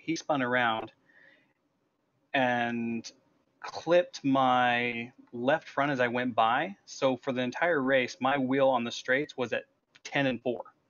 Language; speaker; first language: English; native; English